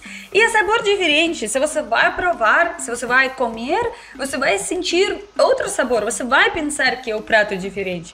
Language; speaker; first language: Portuguese; non-native, learner; Russian